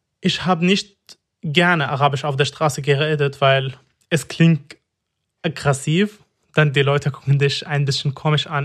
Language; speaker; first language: German; non-native, fluent; Arabic